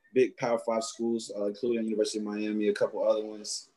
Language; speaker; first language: English; native; English